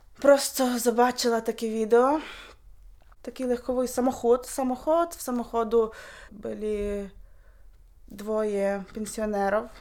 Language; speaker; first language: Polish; non-native, learner; Ukrainian